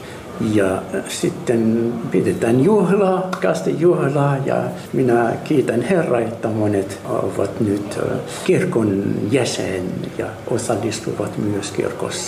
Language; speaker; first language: Finnish; non-native, fluent; Arabic